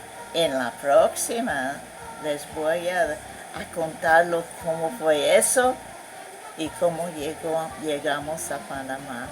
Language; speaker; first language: Spanish; non-native, fluent; English